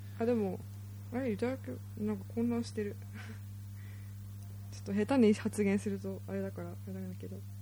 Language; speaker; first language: Japanese; early bilingual, heritage; Japanese